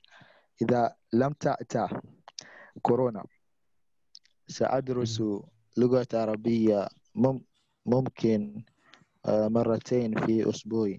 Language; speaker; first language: Arabic; non-native, learner; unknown